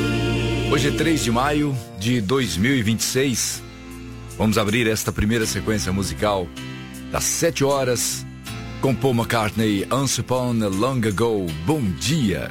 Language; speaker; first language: Portuguese; native; Portuguese